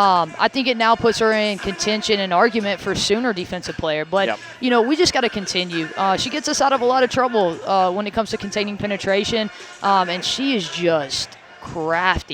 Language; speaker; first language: English; native; English